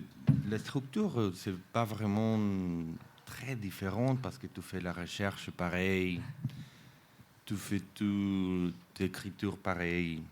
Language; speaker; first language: French; non-native, fluent; Spanish